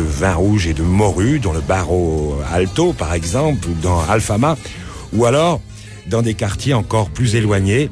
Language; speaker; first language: French; native; French